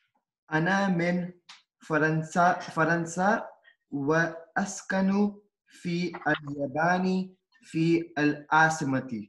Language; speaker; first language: Arabic; non-native, learner; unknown